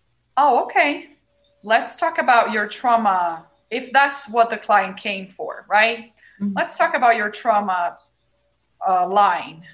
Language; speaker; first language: English; non-native, fluent; Portuguese